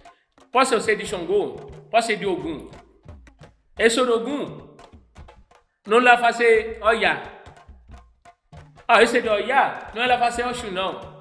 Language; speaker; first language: Portuguese; non-native, learner; Yoruba